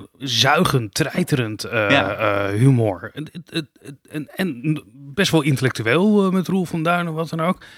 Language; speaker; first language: Dutch; native; Dutch